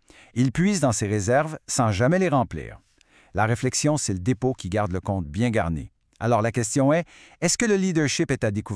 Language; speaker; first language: French; native; French